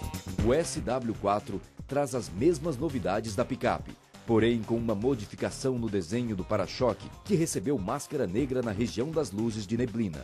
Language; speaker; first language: Portuguese; native; Portuguese